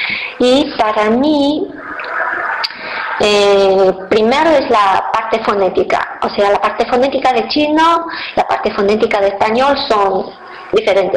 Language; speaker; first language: Spanish; non-native, fluent; Chinese